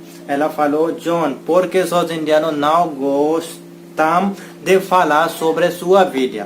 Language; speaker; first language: Portuguese; non-native, learner; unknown